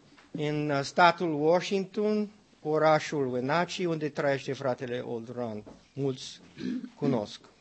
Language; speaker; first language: Romanian; non-native, learner; English